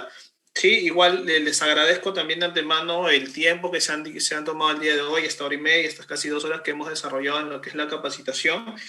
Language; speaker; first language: Spanish; native; Spanish